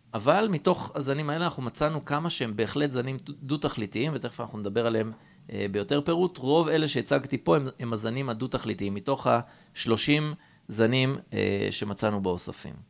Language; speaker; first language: Hebrew; native; Hebrew